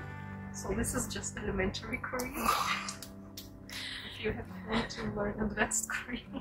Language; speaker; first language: English; non-native, learner; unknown